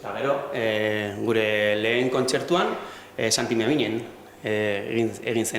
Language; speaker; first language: Basque; non-native, local second language; Spanish